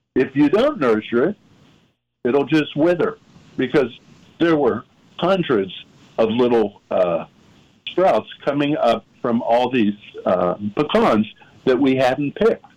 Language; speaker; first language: English; native; English